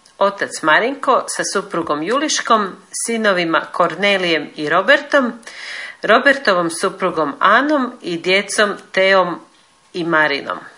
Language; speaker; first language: Croatian; native; Croatian